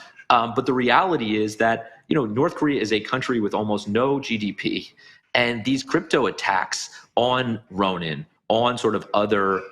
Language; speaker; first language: English; native; English